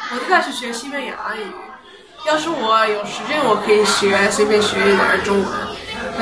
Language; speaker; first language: Chinese; early bilingual, heritage; Chinese